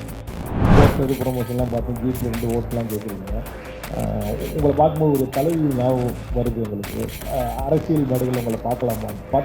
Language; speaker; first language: Tamil; native; Tamil